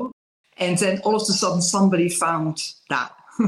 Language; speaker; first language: English; non-native, fluent; Dutch